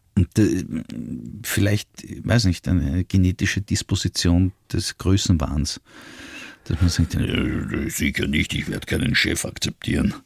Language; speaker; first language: German; native; German